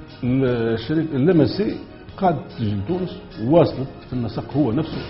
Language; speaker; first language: Arabic; native; Arabic